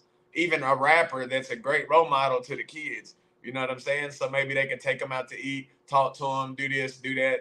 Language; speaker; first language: English; native; English